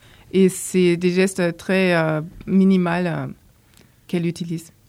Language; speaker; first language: French; non-native, fluent; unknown